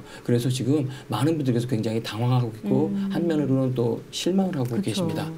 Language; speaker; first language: Korean; native; Korean